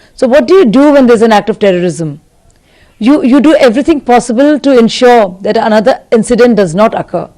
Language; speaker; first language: English; non-native, local second language; Hindi